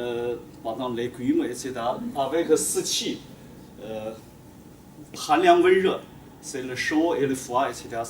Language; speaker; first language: French; non-native, fluent; Chinese